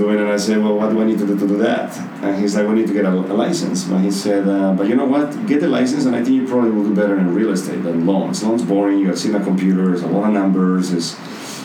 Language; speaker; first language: English; non-native, fluent; Spanish